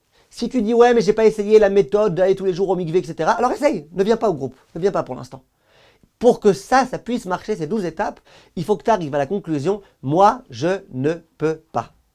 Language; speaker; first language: French; native; French